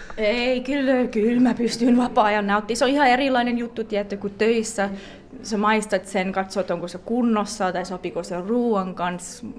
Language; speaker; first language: Finnish; non-native, fluent; English